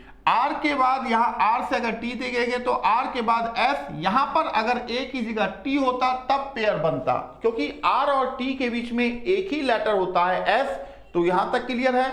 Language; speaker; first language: Hindi; native; Hindi